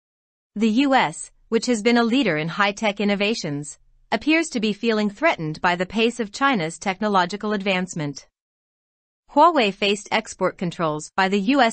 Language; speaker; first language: English; non-native, local second language; Urdu